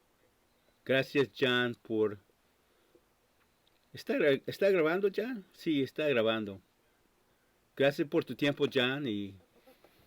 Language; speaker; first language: Spanish; non-native, fluent; English